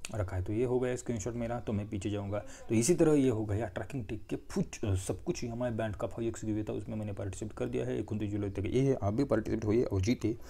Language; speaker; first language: Hindi; non-native, local second language; Marathi